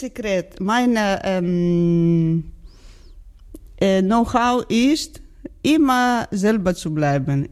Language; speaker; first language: German; non-native, learner; Georgian